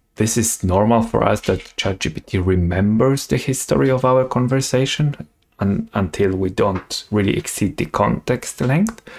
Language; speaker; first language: English; non-native, fluent; Polish